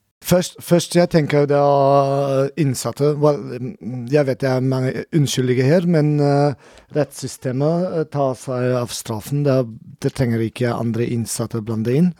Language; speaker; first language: Norwegian; non-native, learner; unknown